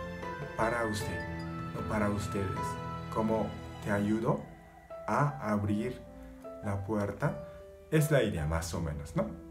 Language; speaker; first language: Spanish; non-native, fluent; Japanese